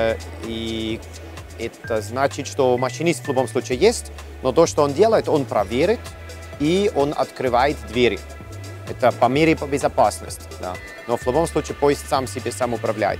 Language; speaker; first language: Russian; non-native, learner; German